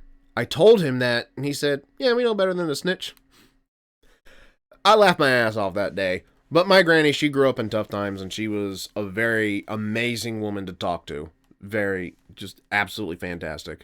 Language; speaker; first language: English; native; English